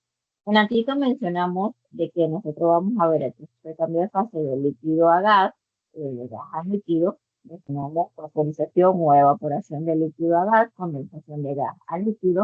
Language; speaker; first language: Spanish; native; Spanish